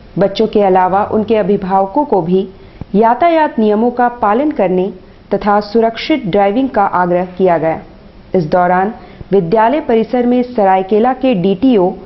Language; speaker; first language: Hindi; native; Hindi